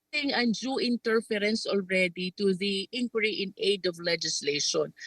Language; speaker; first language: Filipino; native; Filipino